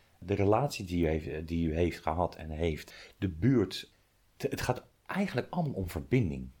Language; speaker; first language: Dutch; native; Dutch